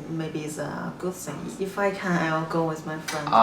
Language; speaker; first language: English; non-native, learner; Chinese